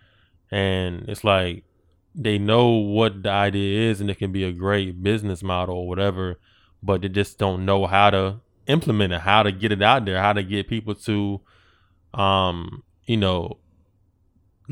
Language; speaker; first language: English; native; English